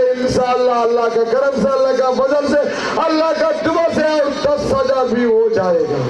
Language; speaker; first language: Hindi; non-native, local second language; Telugu